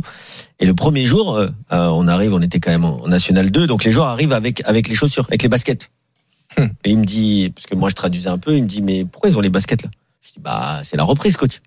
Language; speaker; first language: French; native; French